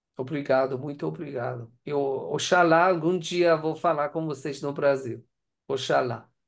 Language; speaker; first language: Portuguese; non-native, learner; Persian